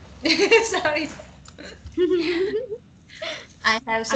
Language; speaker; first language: English; non-native, learner; Vietnamese